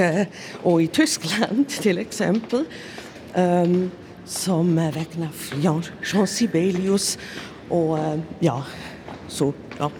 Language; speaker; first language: Swedish; non-native, learner; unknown